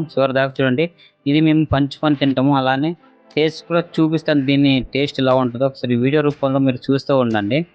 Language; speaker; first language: Telugu; non-native, local second language; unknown